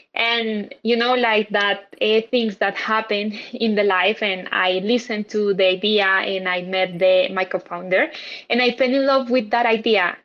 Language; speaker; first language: English; non-native, fluent; Spanish